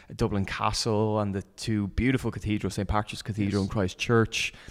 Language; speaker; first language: English; native; English